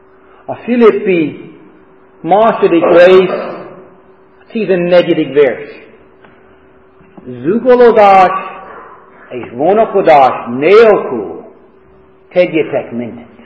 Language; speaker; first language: Hungarian; non-native, fluent; English